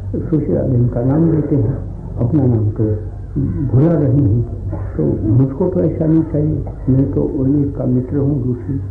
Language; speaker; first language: Hindi; non-native, local second language; Gujarati